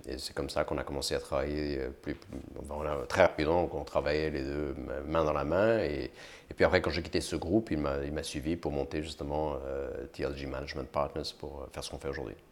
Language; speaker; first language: French; early bilingual, other home language; Portuguese